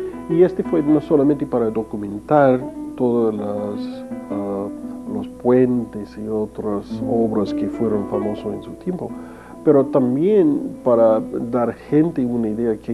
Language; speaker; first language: Spanish; non-native, fluent; English